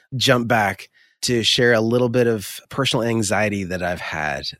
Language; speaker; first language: English; native; English